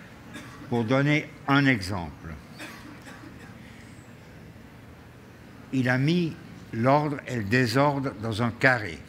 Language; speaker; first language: French; non-native, fluent; German